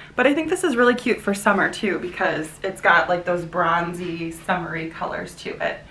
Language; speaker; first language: English; native; English